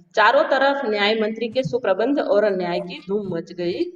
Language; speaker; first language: Hindi; non-native, local second language; Gujarati